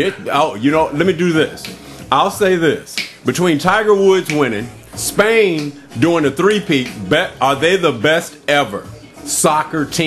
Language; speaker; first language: English; native; English